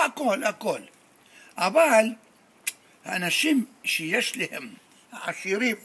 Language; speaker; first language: Hebrew; non-native, fluent; Arabic